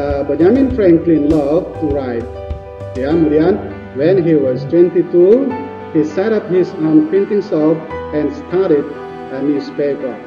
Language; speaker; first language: English; non-native, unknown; Indonesian